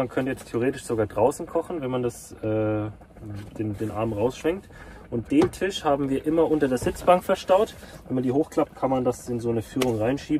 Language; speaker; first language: German; native; German